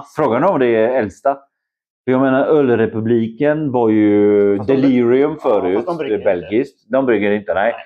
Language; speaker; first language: Swedish; non-native, fluent; Polish